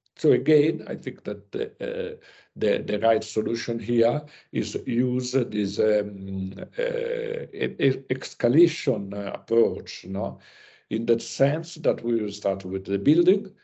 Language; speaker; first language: English; non-native, learner; Italian